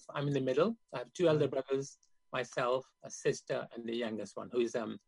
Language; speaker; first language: English; non-native, local second language; Gujarati